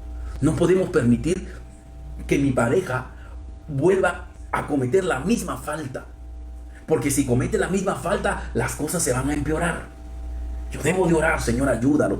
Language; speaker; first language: Spanish; native; Spanish